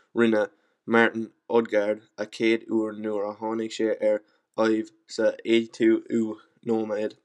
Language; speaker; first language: Irish; non-native, local second language; English